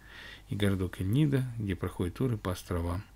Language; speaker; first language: Russian; native; Russian